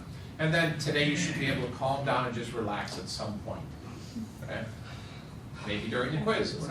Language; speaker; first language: English; native; English